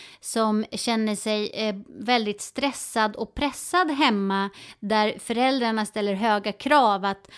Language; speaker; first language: Swedish; non-native, fluent; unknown